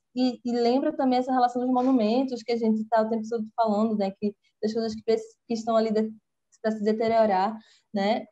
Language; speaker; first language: Portuguese; native; Portuguese